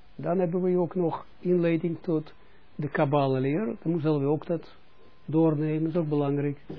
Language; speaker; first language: Dutch; non-native, fluent; Russian